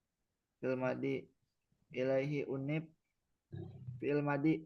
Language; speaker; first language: Arabic; non-native, learner; Indonesian